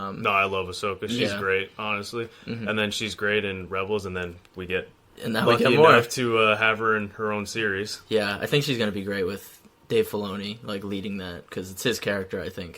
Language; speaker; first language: English; native; English